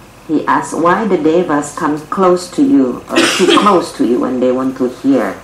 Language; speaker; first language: English; non-native, fluent; Indonesian